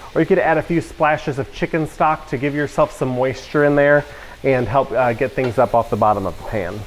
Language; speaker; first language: English; native; English